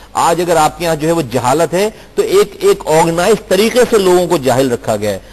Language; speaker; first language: Urdu; native; Urdu